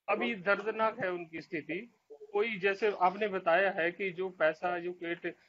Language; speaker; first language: Hindi; native; Hindi